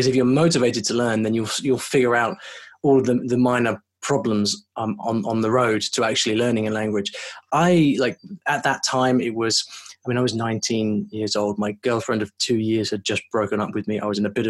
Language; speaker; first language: English; native; English